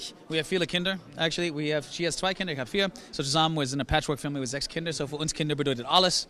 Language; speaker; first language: German; non-native, learner; English